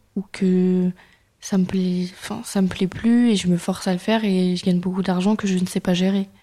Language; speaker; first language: French; native; French